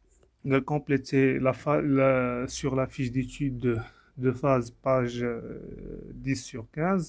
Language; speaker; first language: French; non-native, local second language; Arabic